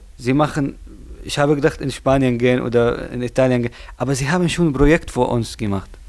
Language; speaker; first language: German; non-native, learner; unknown